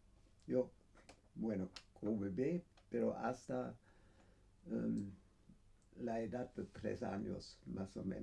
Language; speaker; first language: Spanish; non-native, fluent; German